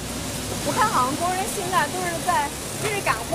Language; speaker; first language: Chinese; native; Chinese